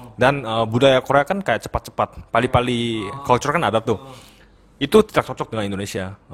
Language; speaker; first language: Indonesian; early bilingual, other home language; Korean